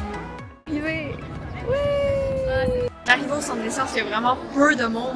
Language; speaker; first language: French; native; French